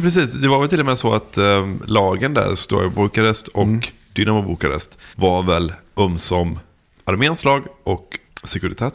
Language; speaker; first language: Swedish; native; Swedish